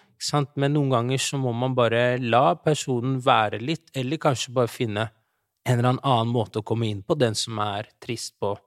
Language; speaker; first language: Norwegian; early bilingual, other home language; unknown